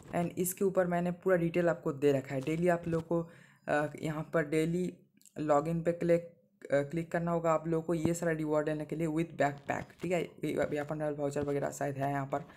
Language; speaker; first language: Hindi; non-native, local second language; Bangla